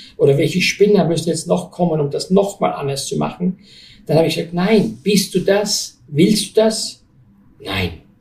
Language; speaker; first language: German; native; German